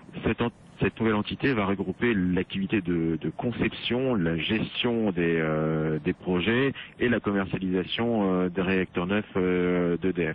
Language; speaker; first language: French; native; French